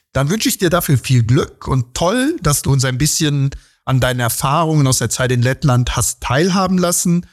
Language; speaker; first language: German; native; German